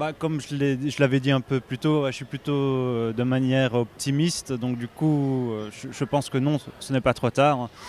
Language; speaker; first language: French; native; French